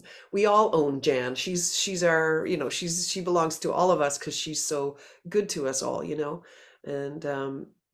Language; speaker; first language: English; native; English